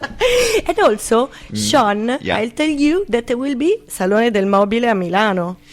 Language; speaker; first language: English; non-native, learner; Italian